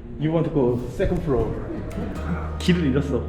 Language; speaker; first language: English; non-native, learner; Korean